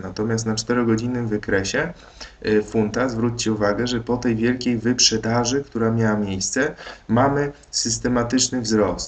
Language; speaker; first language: Polish; native; Polish